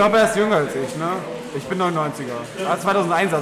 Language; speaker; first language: German; native; German